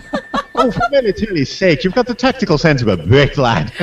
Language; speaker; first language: English; native; English